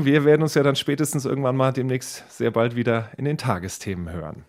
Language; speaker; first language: German; native; German